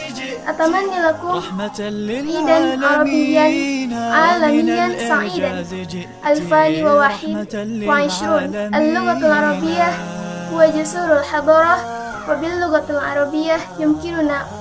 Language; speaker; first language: Arabic; non-native, learner; Indonesian